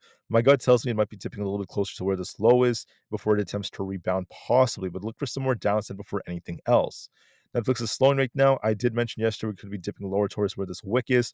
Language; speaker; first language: English; native; English